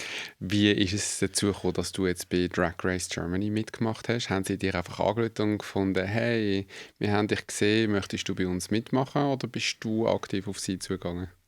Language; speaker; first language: German; native; German